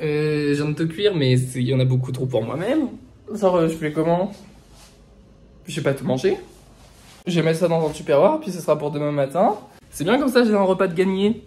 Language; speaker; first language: French; native; French